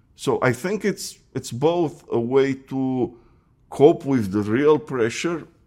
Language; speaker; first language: English; non-native, fluent; Romanian